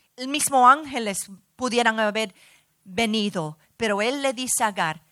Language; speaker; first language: Spanish; early bilingual, heritage; Spanish